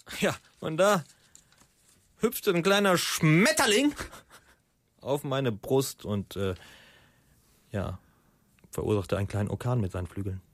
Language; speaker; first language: German; early bilingual, other home language; Persian